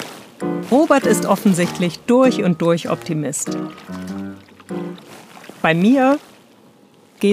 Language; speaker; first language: German; native; German